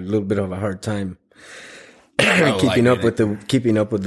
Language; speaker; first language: English; early bilingual, other home language; Spanish